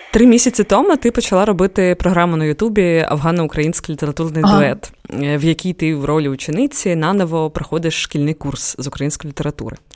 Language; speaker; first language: Ukrainian; native; Ukrainian